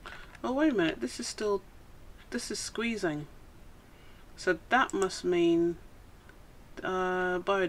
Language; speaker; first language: English; native; English